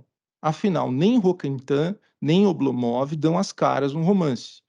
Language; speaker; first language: Portuguese; native; Portuguese